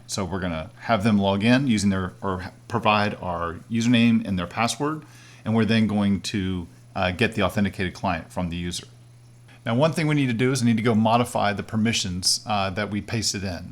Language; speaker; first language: English; native; English